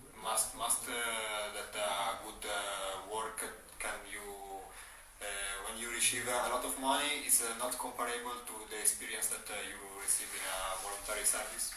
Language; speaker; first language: English; non-native, learner; Italian